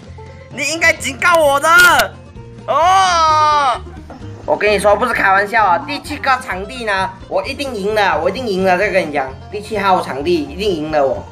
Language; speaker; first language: Chinese; native; Chinese